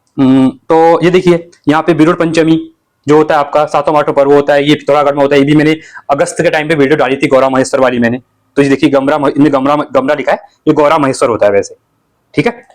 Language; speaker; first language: Hindi; native; Hindi